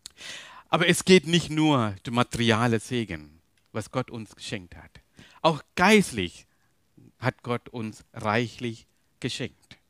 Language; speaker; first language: German; non-native, learner; Tamil